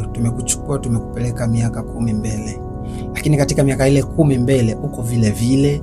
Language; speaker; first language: Swahili; native; Swahili